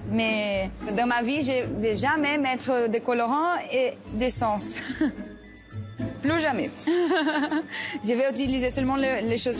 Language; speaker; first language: French; non-native, learner; Portuguese